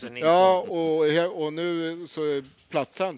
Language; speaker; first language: Swedish; native; Swedish